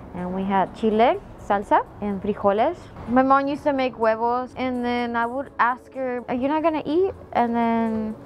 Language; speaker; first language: English; early bilingual, other home language; Spanish